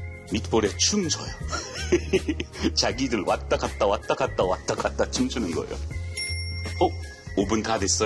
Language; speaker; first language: Korean; non-native, learner; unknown